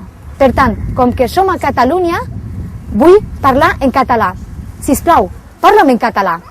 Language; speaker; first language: Catalan; non-native, fluent; Romanian